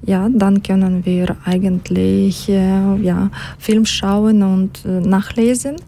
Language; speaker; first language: German; non-native, learner; Ukrainian